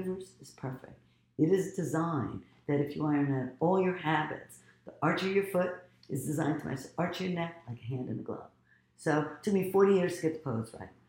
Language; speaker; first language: English; native; English